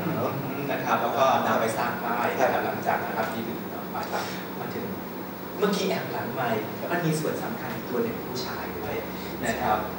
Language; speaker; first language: Thai; native; Thai